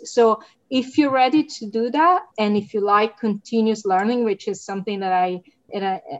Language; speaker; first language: English; non-native, fluent; Italian